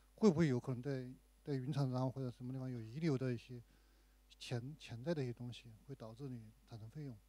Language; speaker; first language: Chinese; native; Chinese